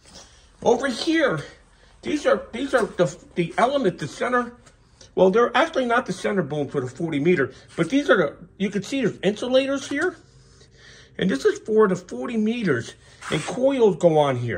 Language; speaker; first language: English; native; English